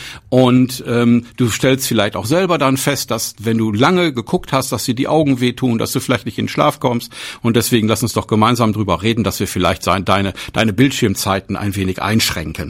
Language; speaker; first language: German; native; German